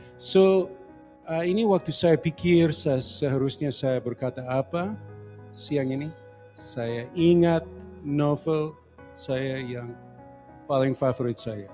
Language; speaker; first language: Indonesian; non-native, learner; English